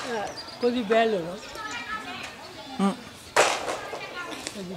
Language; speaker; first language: Italian; non-native, learner; Burmese